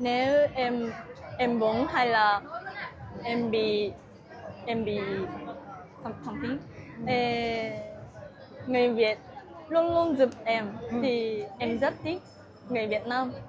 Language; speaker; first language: Vietnamese; non-native, learner; Japanese